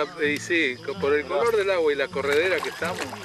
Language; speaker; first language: Spanish; native; Spanish